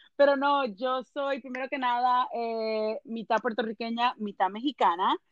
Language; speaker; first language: Spanish; early bilingual, heritage; Spanish